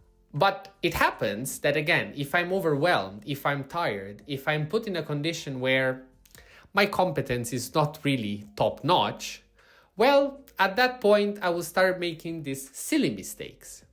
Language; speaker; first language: English; non-native, fluent; Italian